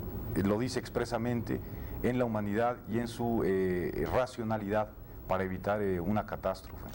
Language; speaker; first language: Spanish; native; Spanish